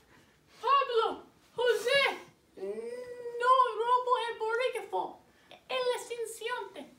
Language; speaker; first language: Spanish; non-native, learner; English